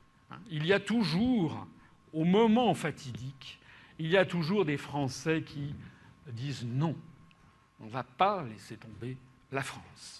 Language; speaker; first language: French; native; French